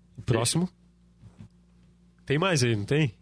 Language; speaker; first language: Portuguese; native; Portuguese